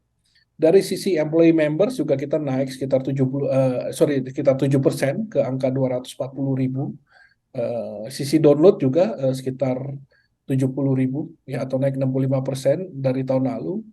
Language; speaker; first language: Indonesian; native; Indonesian